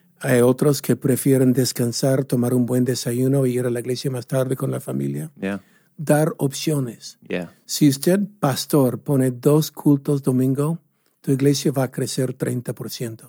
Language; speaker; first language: Spanish; non-native, fluent; English